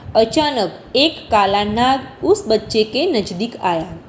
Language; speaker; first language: Hindi; non-native, local second language; Gujarati